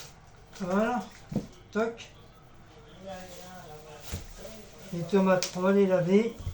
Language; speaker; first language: French; native; French